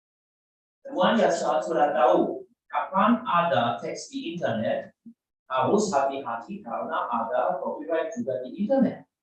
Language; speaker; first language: Indonesian; non-native, learner; German